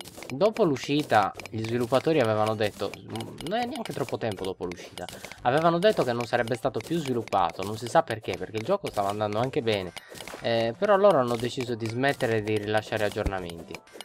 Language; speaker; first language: Italian; native; Italian